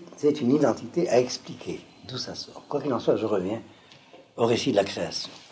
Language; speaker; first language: French; native; French